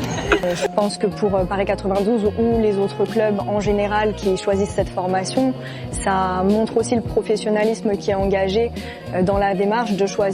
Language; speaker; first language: French; native; French